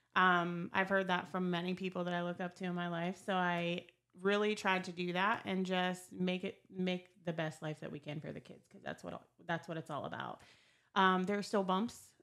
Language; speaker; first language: English; native; English